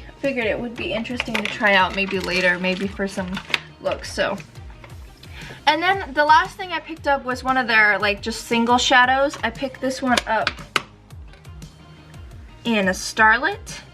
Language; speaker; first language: English; native; English